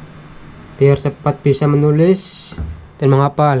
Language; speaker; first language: Indonesian; non-native, local second language; Javanese